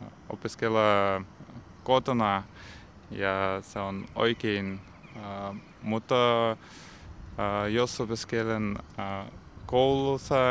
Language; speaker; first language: Finnish; non-native, learner; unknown